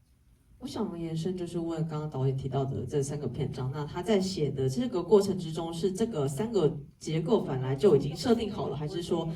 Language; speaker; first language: Chinese; native; Chinese